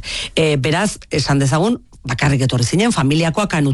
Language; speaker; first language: Basque; native; Basque